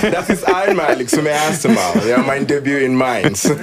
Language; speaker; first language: German; non-native, fluent; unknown